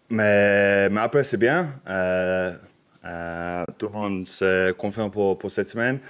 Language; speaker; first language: French; non-native, learner; English